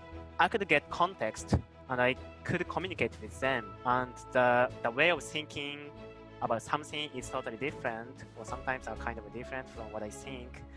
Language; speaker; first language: English; non-native, fluent; Japanese